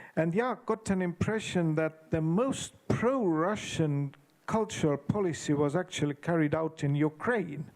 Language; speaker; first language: English; non-native, fluent; Estonian